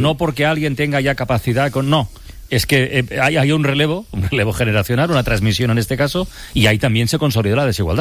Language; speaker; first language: Spanish; native; Spanish